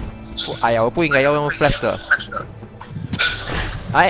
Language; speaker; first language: Chinese; native; Chinese